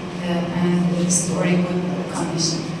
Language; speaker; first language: English; non-native, fluent; Persian